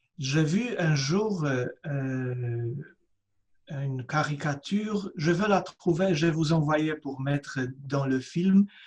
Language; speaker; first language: French; non-native, fluent; Polish